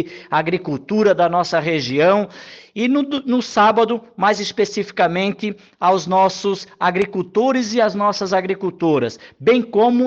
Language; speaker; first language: Portuguese; native; Portuguese